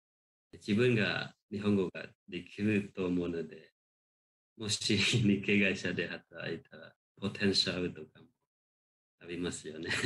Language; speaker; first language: Japanese; non-native, fluent; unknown